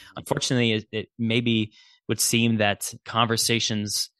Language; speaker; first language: English; native; English